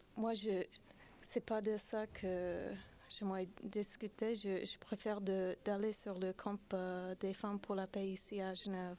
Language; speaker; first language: French; non-native, fluent; English